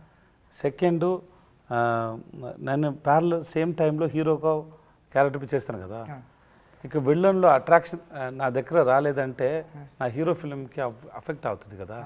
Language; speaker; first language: Telugu; non-native, learner; Tamil